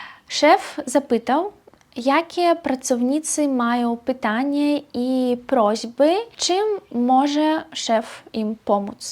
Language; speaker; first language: Polish; non-native, fluent; Belarusian